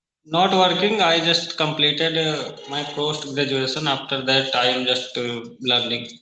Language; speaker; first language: English; non-native, learner; Hindi